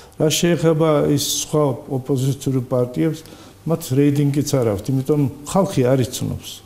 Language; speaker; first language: Georgian; non-native, local second language; Azerbaijani